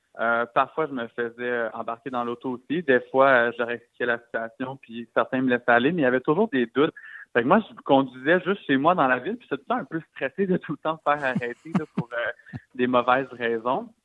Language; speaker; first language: French; native; French